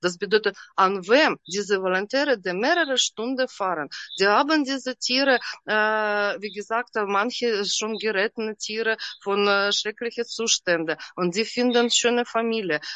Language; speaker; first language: German; non-native, learner; Russian